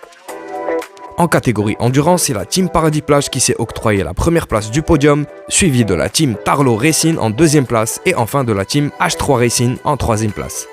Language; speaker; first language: French; non-native, local second language; Arabic